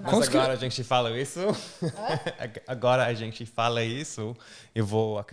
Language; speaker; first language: Portuguese; non-native, learner; English